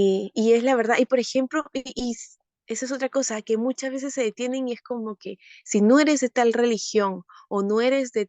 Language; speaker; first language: Spanish; native; Spanish